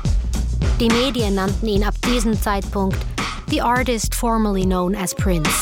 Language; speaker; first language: German; native; German